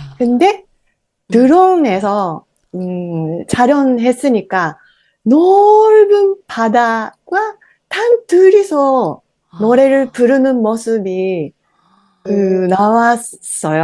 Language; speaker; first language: Korean; non-native, fluent; Japanese